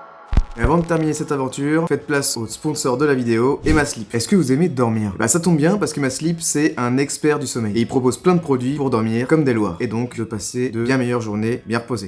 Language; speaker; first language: French; native; French